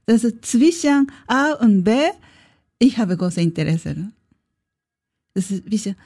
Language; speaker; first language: German; non-native, learner; Japanese